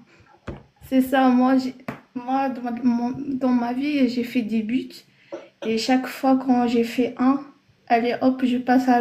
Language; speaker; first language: French; non-native, learner; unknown